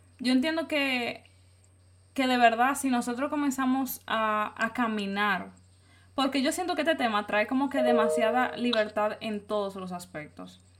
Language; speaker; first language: Spanish; native; Spanish